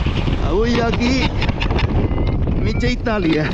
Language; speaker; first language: Catalan; native; Catalan